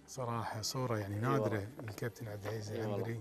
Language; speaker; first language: Arabic; native; Arabic